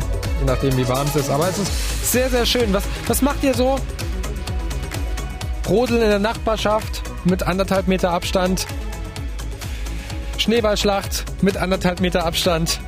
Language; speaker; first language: German; native; German